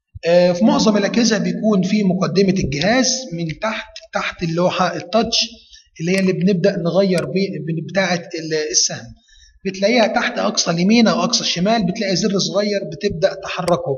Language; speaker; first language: Arabic; native; Arabic